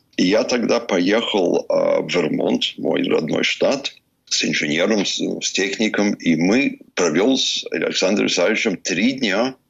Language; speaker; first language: Russian; early bilingual, heritage; English